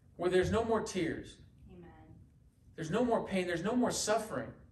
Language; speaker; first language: English; native; English